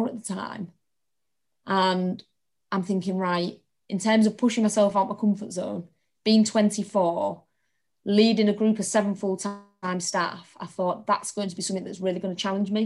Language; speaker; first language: English; native; English